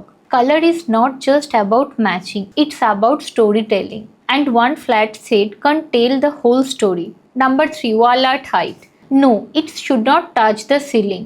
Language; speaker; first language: English; non-native, local second language; Hindi